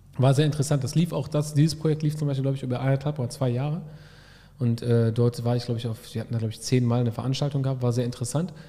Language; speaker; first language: German; early bilingual, other home language; Arabic